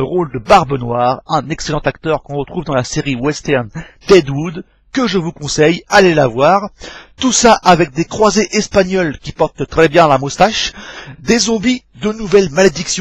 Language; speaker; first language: French; native; French